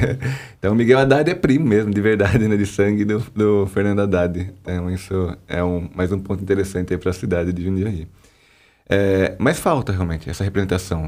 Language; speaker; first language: Portuguese; native; Portuguese